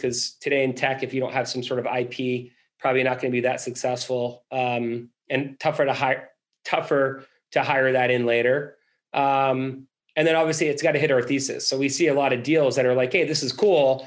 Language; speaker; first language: English; native; English